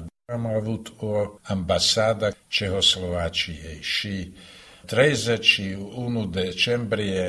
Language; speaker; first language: Romanian; non-native, fluent; Slovak